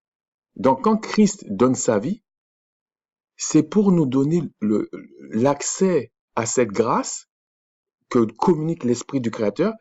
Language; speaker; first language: French; native; French